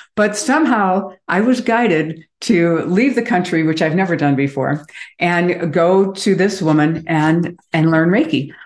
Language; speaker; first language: English; native; English